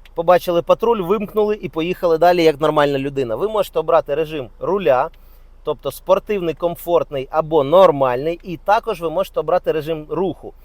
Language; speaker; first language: Ukrainian; non-native, local second language; Russian